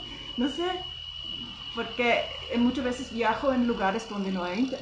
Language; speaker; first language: Spanish; non-native, fluent; German